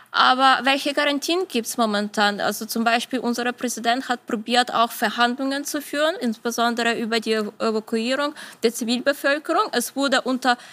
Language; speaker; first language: German; non-native, fluent; Ukrainian